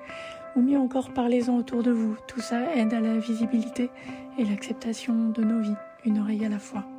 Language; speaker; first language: French; native; French